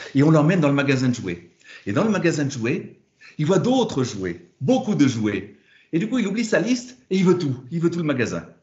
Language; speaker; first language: French; non-native, fluent; German